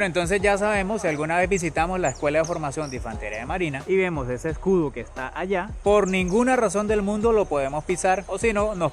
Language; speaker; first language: Spanish; native; Spanish